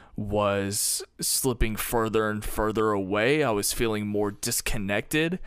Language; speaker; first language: English; native; English